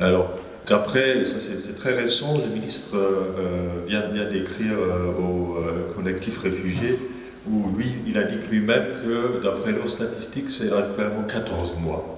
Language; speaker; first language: French; native; French